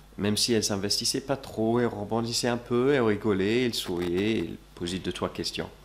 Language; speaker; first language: French; non-native, fluent; English